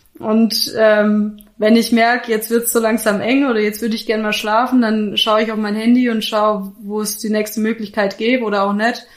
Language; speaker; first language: German; native; German